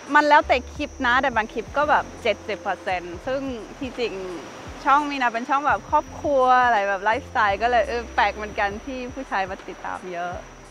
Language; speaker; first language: Thai; non-native, fluent; German